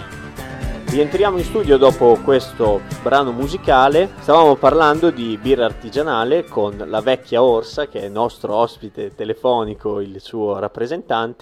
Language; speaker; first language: Italian; native; Italian